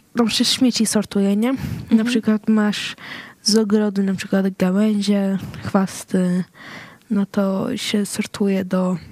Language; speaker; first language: Polish; early bilingual, heritage; Swedish